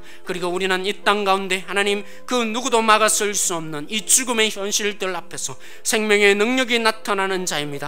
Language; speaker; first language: Korean; native; Korean